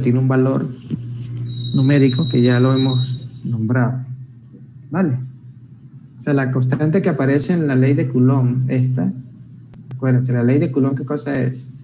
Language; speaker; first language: Spanish; native; Spanish